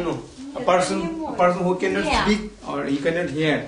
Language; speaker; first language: English; non-native, learner; Tibetan